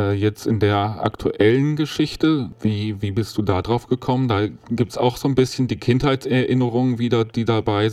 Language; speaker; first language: German; native; German